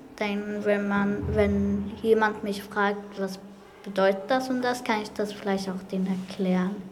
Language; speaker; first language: German; early bilingual, other home language; Arabic